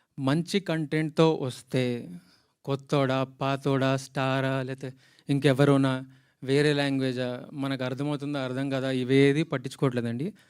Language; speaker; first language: Telugu; native; Telugu